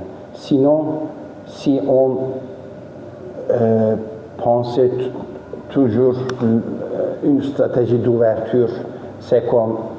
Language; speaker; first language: French; non-native, fluent; Turkish